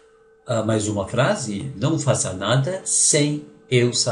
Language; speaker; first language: Portuguese; non-native, fluent; French